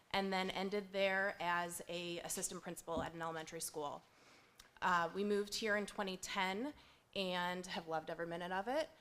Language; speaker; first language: English; native; English